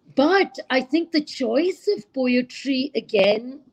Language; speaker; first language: English; non-native, local second language; Urdu